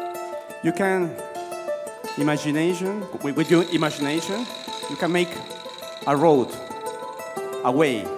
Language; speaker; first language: English; non-native, learner; Spanish